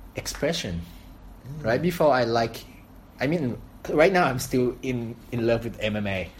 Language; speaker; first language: English; non-native, fluent; Thai